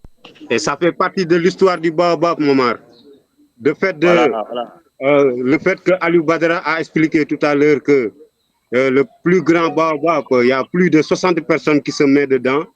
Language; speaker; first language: French; non-native, local second language; Wolof